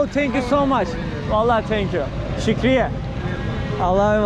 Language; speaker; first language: English; non-native, learner; Turkish